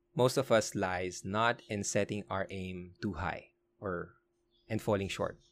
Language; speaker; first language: English; non-native, local second language; Filipino